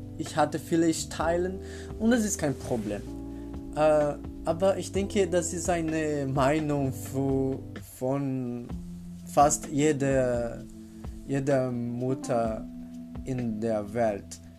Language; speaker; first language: German; non-native, learner; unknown